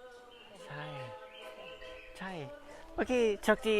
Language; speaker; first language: Thai; non-native, learner; English